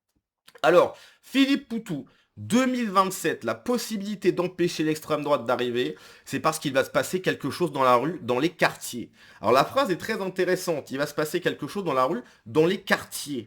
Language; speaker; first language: French; native; French